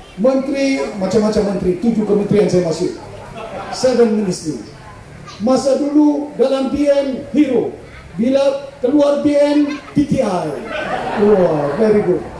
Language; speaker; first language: Malay; non-native, local second language; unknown